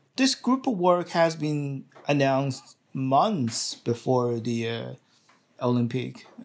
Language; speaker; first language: English; non-native, fluent; Chinese